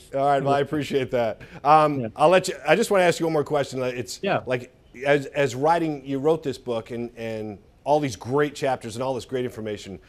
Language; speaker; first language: English; native; English